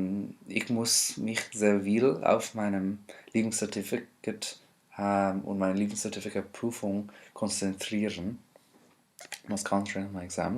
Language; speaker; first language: German; non-native, fluent; English